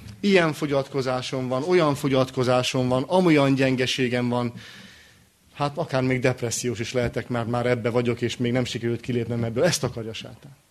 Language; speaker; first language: Hungarian; native; Hungarian